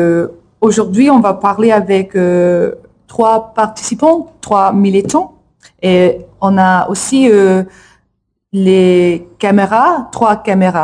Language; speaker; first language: French; non-native, learner; English